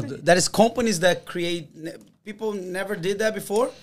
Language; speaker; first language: English; non-native, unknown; Portuguese